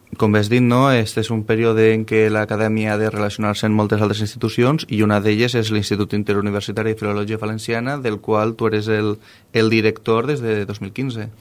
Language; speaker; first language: Catalan; native; Catalan